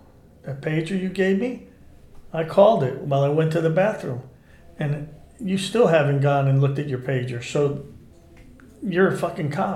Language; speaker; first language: English; native; English